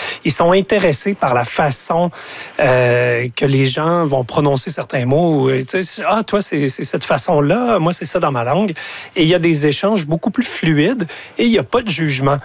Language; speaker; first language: French; native; French